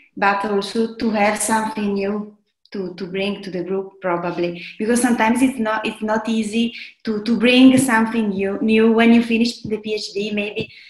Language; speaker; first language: English; non-native, fluent; Italian